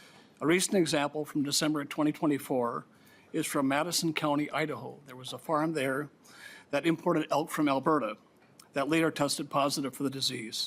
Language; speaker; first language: English; native; English